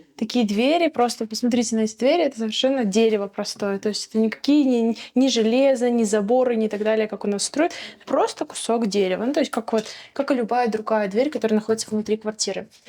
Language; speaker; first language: Russian; native; Russian